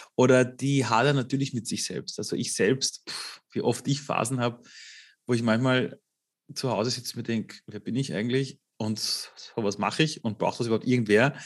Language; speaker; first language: German; early bilingual, other home language; Persian